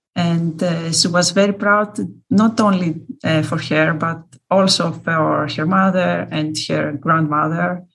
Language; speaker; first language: English; non-native, fluent; Greek